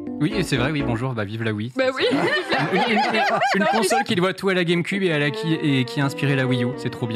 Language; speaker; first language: French; native; French